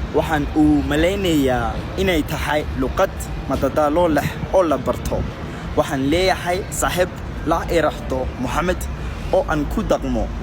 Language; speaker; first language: Somali; non-native, fluent; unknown